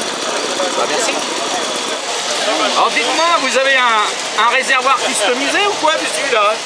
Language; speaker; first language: French; native; French